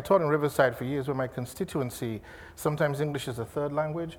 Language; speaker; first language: English; non-native, local second language; Igbo